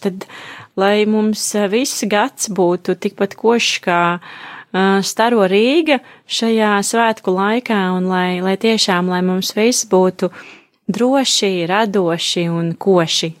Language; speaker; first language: Latvian; native; Latvian